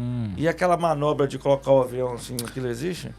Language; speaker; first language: Portuguese; native; Portuguese